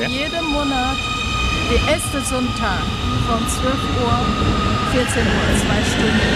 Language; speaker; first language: German; non-native, learner; Chinese